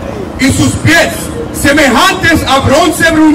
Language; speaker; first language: Spanish; non-native, learner; English